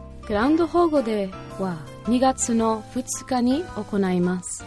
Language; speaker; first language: Japanese; non-native, learner; English